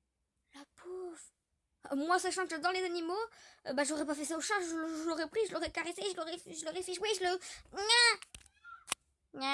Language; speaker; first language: French; native; French